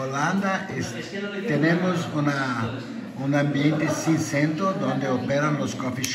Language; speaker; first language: Spanish; non-native, learner; Portuguese